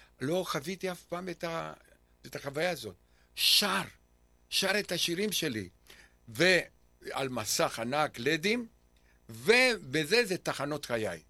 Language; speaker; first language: Hebrew; non-native, fluent; Romanian